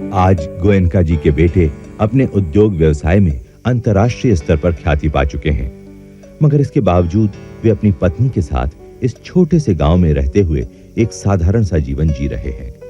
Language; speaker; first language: Hindi; native; Hindi